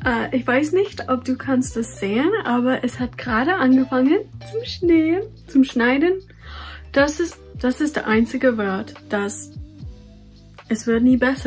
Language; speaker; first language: German; non-native, fluent; English